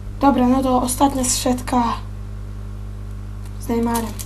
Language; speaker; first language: Polish; native; Polish